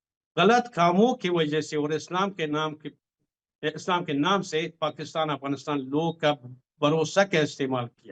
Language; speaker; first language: Hindi; non-native, fluent; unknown